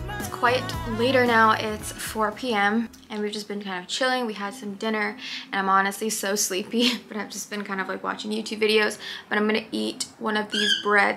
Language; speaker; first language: English; early bilingual, other home language; Japanese